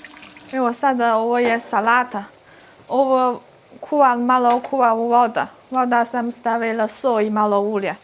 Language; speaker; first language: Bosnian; non-native, learner; Chinese